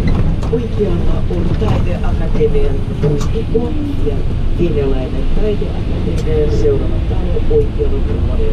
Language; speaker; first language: Finnish; non-native, fluent; Russian